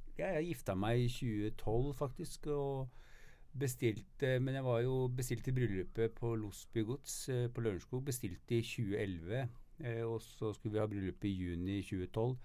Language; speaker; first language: Norwegian; native; Norwegian